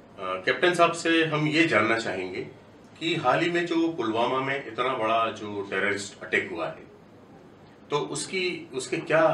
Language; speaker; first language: Hindi; native; Hindi